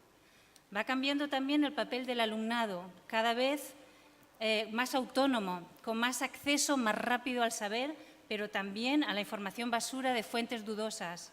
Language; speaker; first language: Spanish; native; Spanish